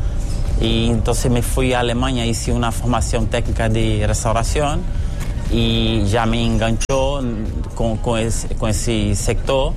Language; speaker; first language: Spanish; early bilingual, heritage; Portuguese